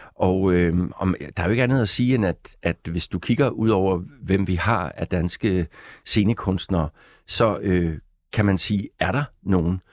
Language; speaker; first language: Danish; native; Danish